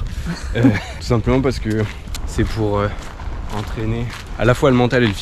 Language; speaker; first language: French; native; French